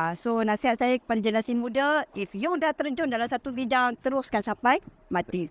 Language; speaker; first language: Malay; native; Malay